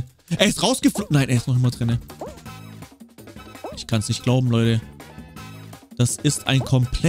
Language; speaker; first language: German; native; German